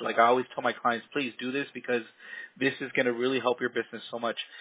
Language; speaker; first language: English; early bilingual, other home language; Spanish